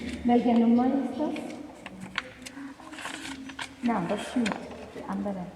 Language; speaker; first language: German; non-native, learner; Malayalam